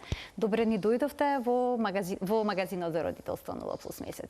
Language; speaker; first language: Macedonian; native; Macedonian